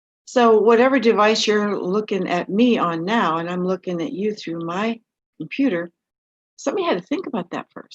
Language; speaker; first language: English; native; English